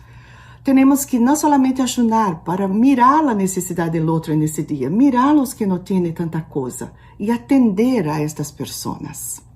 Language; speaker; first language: Spanish; non-native, local second language; Portuguese